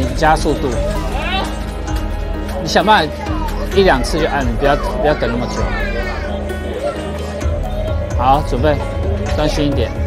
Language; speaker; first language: Chinese; native; Chinese